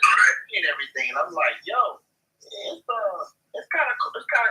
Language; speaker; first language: English; native; English